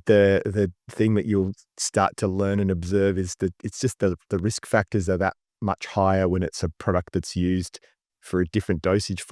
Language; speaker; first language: English; native; English